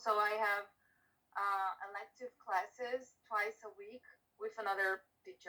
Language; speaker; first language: English; non-native, learner; Portuguese